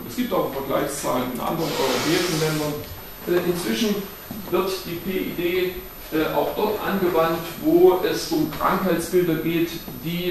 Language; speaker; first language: German; native; German